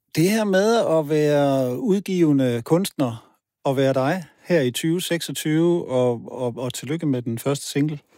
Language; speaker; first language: Danish; native; Danish